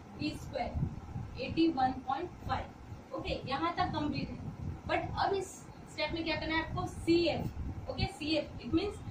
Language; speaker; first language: Hindi; non-native, local second language; Gujarati